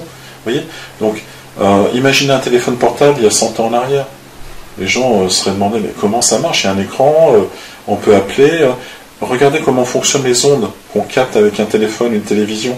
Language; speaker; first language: French; native; French